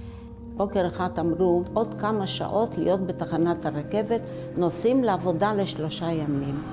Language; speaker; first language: Hebrew; early bilingual, other home language; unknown